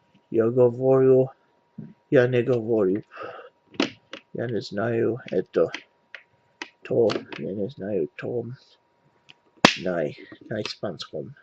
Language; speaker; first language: Russian; non-native, learner; English